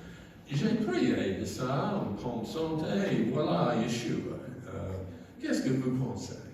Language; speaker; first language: French; non-native, fluent; English